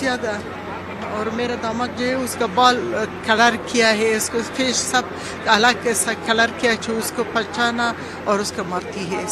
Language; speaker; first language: Hindi; non-native, learner; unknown